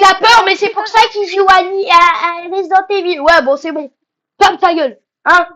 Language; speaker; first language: French; native; French